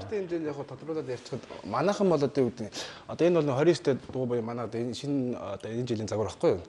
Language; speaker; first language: Mongolian; native; Mongolian